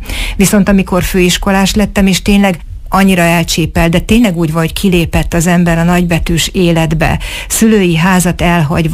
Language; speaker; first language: Hungarian; native; Hungarian